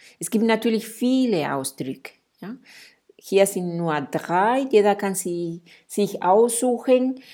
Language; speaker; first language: German; non-native, fluent; Spanish